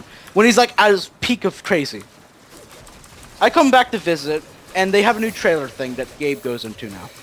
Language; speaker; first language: English; native; English